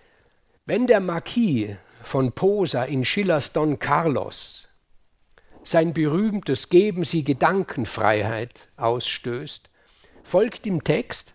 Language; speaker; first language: German; native; German